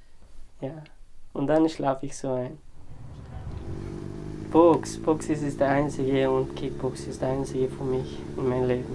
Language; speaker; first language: German; non-native, learner; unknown